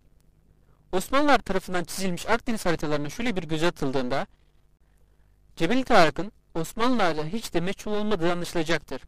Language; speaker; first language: Turkish; native; Turkish